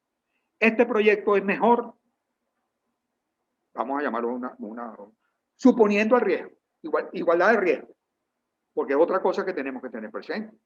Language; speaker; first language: Spanish; native; Spanish